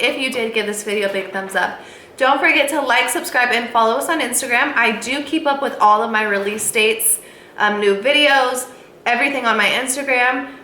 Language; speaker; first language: English; native; English